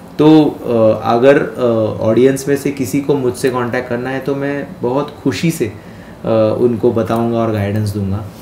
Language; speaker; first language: Hindi; non-native, local second language; Marathi